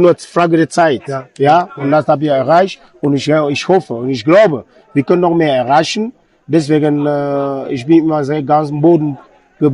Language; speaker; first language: German; non-native, fluent; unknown